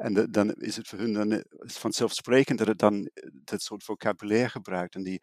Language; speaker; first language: Dutch; non-native, fluent; English